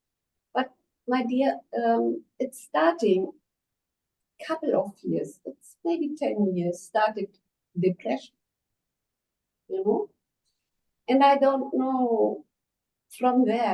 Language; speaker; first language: English; non-native, learner; German